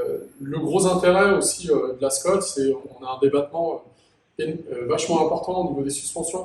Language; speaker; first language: French; native; French